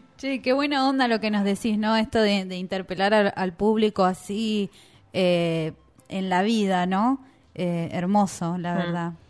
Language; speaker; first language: Spanish; native; Spanish